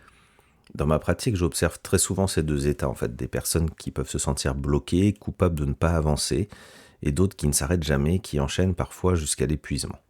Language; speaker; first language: French; native; French